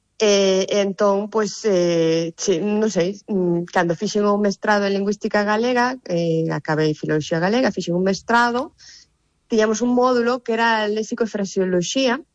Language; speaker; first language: Galician; native; Galician